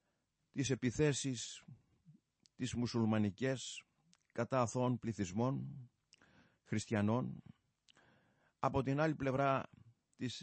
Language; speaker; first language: Greek; native; Greek